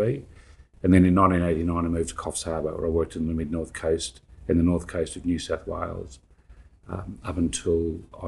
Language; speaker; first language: English; native; English